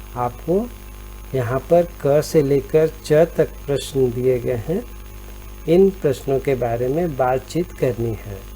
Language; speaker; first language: Hindi; native; Hindi